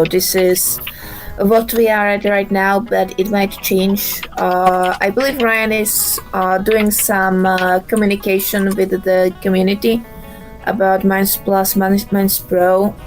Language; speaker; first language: English; non-native, fluent; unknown